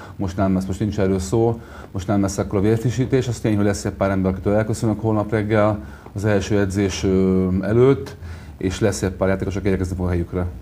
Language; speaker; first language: Hungarian; native; Hungarian